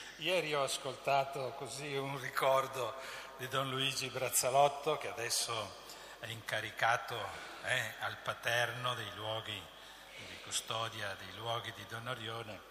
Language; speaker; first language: Italian; native; Italian